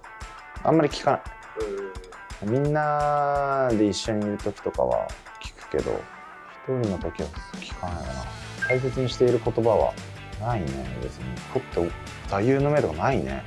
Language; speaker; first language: Japanese; native; Japanese